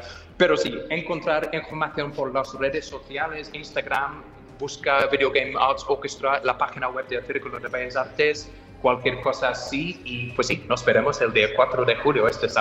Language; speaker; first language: Spanish; non-native, fluent; English